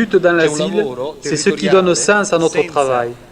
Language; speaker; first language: French; native; French